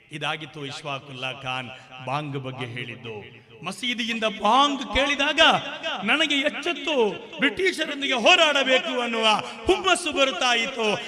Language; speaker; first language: Kannada; non-native, local second language; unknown